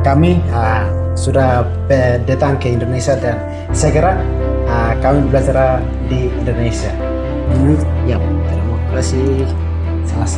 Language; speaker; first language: Indonesian; non-native, learner; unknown